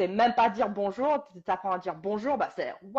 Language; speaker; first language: French; native; French